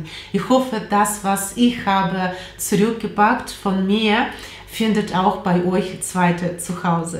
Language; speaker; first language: German; non-native, learner; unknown